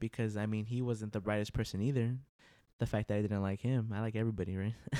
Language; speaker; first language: English; early bilingual, other home language; Spanish